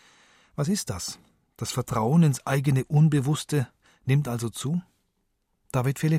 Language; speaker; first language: German; native; German